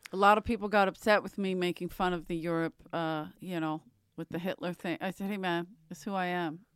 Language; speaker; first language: English; native; English